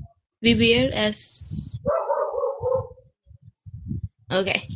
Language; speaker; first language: Spanish; non-native, learner; English